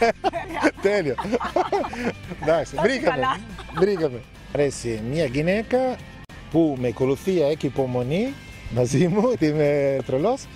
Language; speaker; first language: Greek; non-native, fluent; Italian